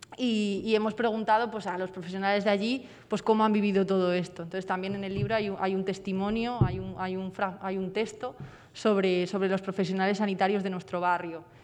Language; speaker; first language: Spanish; native; Spanish